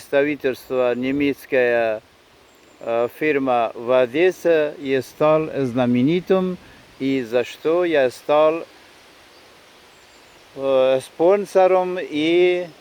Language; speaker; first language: Russian; non-native, fluent; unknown